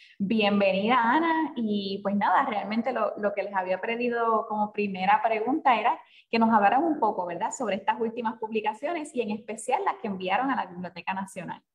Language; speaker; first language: Spanish; native; Spanish